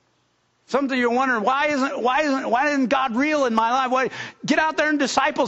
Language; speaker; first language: English; native; English